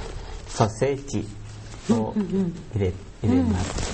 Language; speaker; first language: Japanese; non-native, learner; Thai